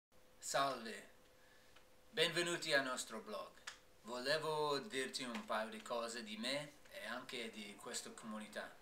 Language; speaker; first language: Italian; non-native, learner; English